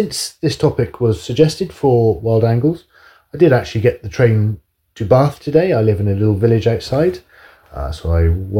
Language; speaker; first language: English; native; English